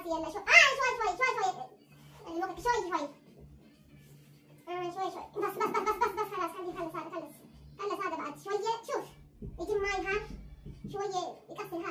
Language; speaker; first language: Arabic; non-native, learner; Oromo